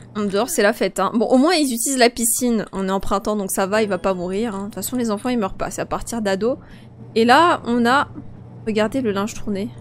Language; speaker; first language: French; early bilingual, other home language; Polish